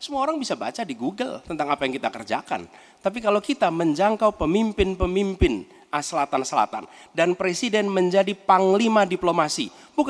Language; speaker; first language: Indonesian; native; Indonesian